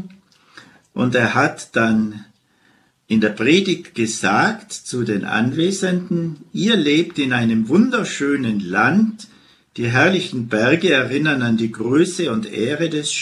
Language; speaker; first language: German; native; German